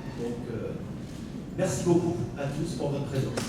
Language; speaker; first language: French; native; French